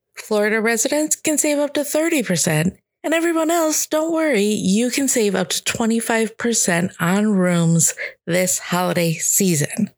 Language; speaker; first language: English; native; English